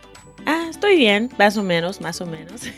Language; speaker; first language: Spanish; non-native, fluent; English